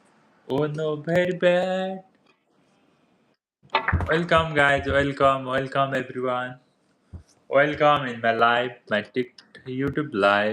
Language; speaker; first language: English; non-native, learner; Nepali